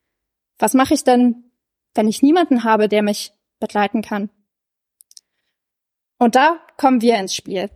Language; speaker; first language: German; native; German